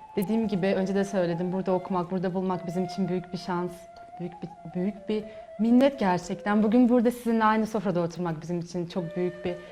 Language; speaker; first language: Turkish; early bilingual, heritage; Uzbek